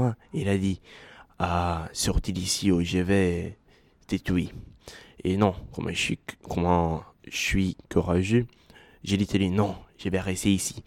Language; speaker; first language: French; non-native, learner; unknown